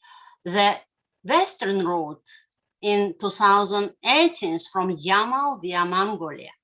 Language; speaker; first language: English; non-native, learner; Russian